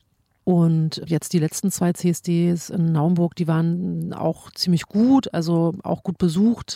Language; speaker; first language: German; native; German